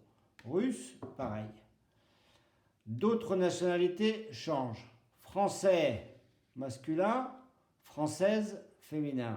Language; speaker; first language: French; non-native, fluent; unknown